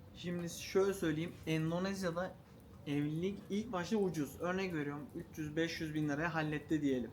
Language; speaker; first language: Turkish; native; Turkish